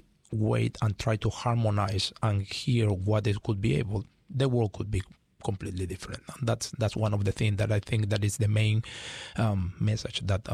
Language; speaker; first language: English; non-native, fluent; Spanish